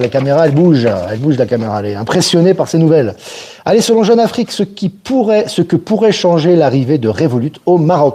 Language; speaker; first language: French; native; French